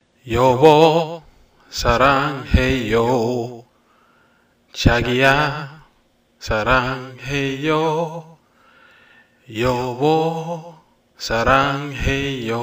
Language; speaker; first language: Korean; non-native, learner; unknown